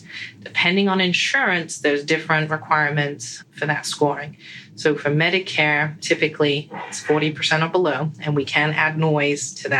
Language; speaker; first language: English; native; English